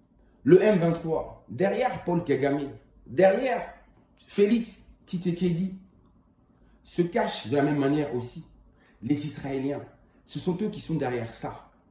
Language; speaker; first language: French; non-native, local second language; Kongo